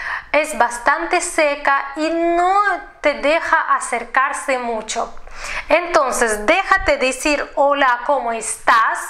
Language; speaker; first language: Spanish; non-native, fluent; Russian